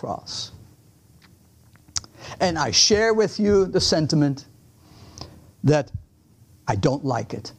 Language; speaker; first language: English; non-native, fluent; Dutch